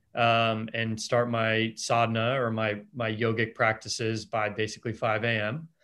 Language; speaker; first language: English; native; English